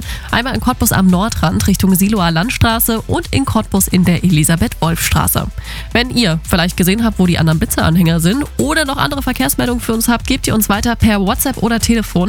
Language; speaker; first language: German; native; German